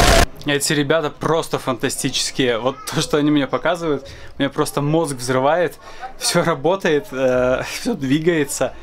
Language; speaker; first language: Russian; native; Russian